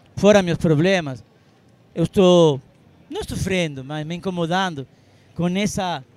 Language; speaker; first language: Portuguese; non-native, fluent; Arabic